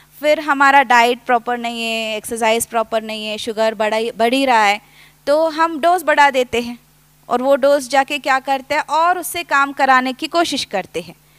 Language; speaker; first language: Hindi; non-native, local second language; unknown